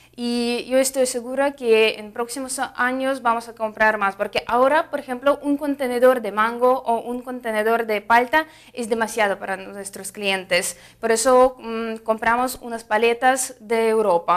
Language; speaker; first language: Spanish; non-native, fluent; Russian